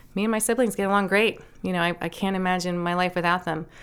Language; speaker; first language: English; native; English